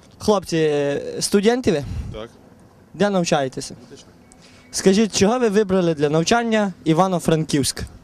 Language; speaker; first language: Ukrainian; native; Ukrainian